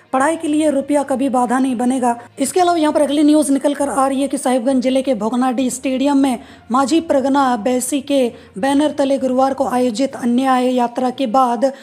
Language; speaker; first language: Hindi; native; Hindi